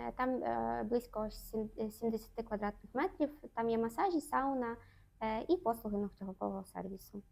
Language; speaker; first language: Ukrainian; non-native, local second language; Russian